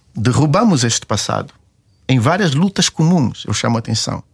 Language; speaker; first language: Portuguese; non-native, local second language; Kabuverdianu